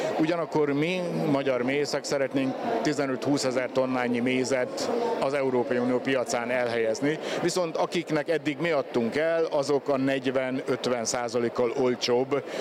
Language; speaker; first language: Hungarian; native; Hungarian